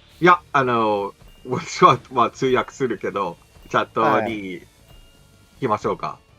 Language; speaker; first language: Japanese; non-native, fluent; English